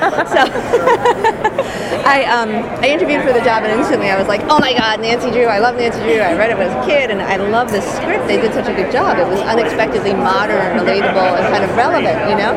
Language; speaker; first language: English; native; English